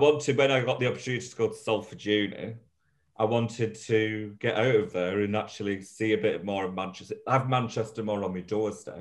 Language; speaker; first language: English; native; English